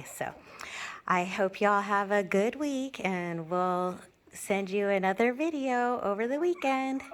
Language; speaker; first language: English; native; English